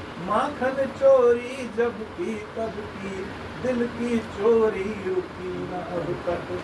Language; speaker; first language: Hindi; native; Hindi